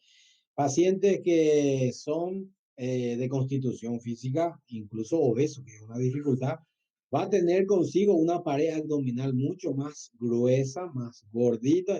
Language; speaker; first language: Spanish; native; Spanish